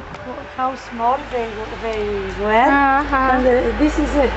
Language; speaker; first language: English; non-native, learner; Greek